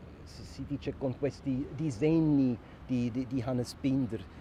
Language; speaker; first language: Italian; non-native, local second language; German